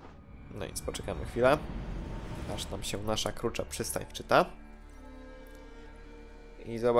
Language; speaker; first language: Polish; native; Polish